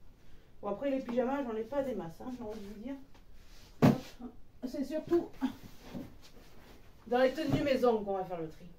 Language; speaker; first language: French; native; French